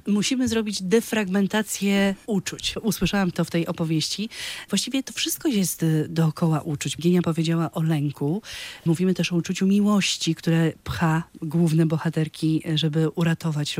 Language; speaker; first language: Polish; native; Polish